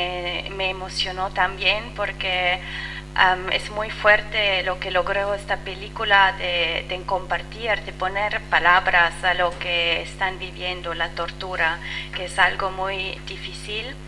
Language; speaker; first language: Spanish; non-native, fluent; French